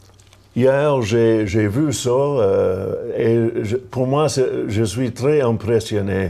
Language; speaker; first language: French; non-native, local second language; English